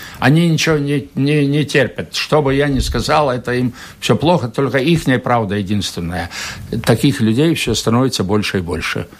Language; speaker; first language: Russian; non-native, local second language; Latvian